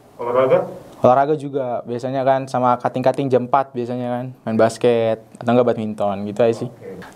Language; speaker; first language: Indonesian; native; Indonesian